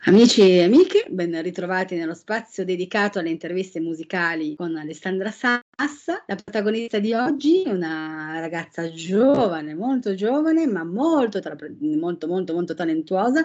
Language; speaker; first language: Italian; native; Italian